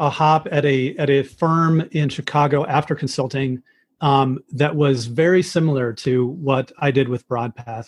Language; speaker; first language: English; native; English